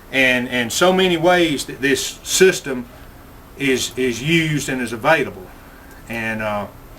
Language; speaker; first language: English; native; English